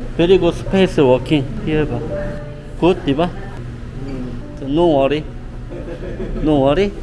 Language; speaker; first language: English; non-native, learner; Korean